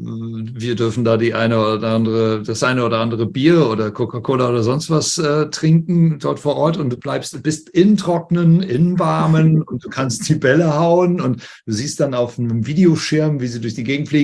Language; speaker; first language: German; native; German